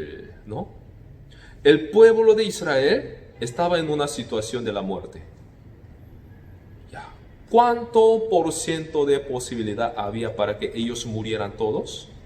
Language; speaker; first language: Spanish; non-native, fluent; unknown